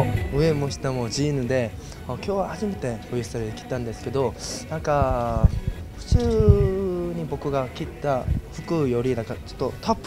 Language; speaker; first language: Japanese; non-native, fluent; Korean